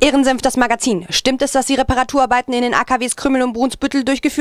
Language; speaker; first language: German; native; German